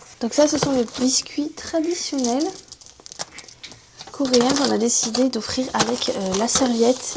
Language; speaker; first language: French; native; French